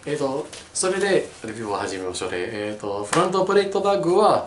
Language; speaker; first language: Japanese; non-native, learner; English